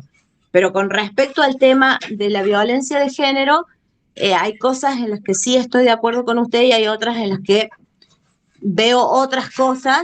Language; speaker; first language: Spanish; native; Spanish